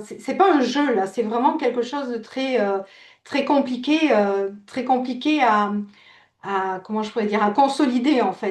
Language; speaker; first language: French; native; French